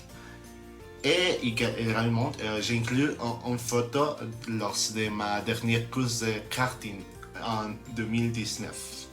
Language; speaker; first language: French; non-native, learner; Spanish